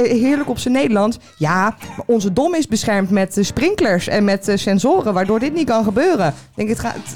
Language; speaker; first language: Dutch; native; Dutch